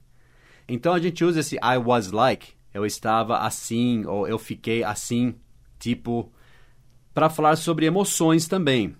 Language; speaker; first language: Portuguese; non-native, fluent; English